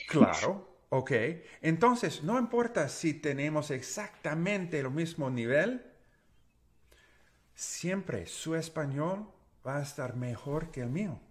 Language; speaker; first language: Spanish; non-native, learner; English